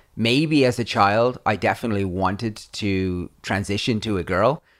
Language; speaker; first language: English; native; English